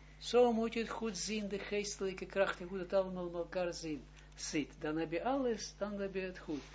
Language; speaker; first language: Dutch; non-native, fluent; Hebrew